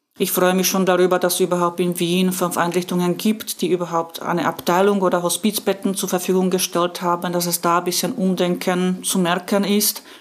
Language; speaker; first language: German; non-native, fluent; Slovak